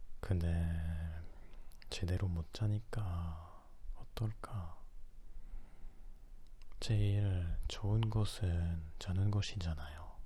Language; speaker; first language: Korean; non-native, learner; French